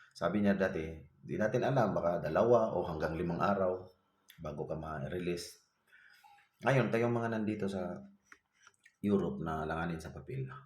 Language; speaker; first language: Filipino; non-native, local second language; Cebuano